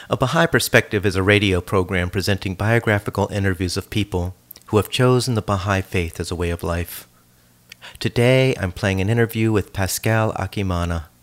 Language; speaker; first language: English; native; English